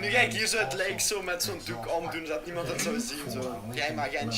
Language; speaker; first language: Dutch; native; Dutch